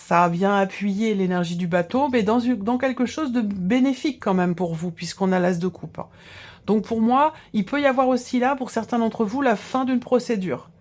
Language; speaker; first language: French; native; French